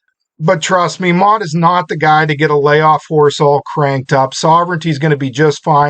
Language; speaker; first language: English; native; English